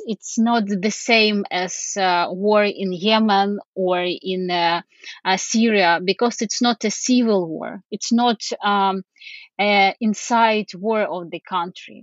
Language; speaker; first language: English; non-native, fluent; Ukrainian